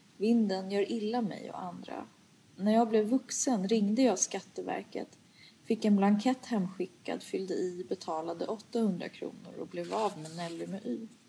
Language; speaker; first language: Swedish; early bilingual, other home language; Persian